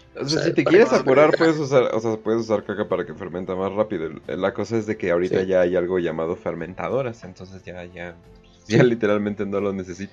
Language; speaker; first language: Spanish; native; Spanish